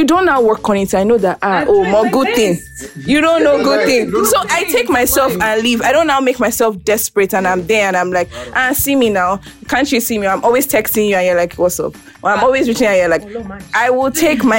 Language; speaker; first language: English; non-native, local second language; Yoruba